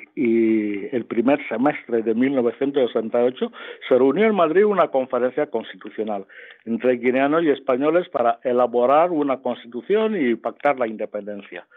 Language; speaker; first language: Spanish; non-native, local second language; Fang